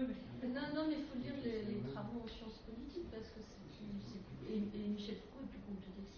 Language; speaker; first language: French; native; French